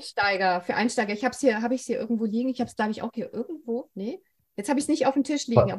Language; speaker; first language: German; native; German